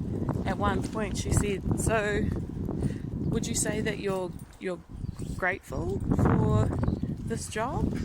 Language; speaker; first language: English; native; English